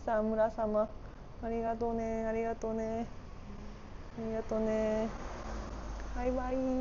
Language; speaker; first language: Japanese; native; Japanese